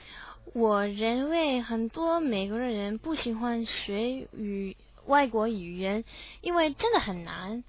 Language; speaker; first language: Chinese; non-native, learner; English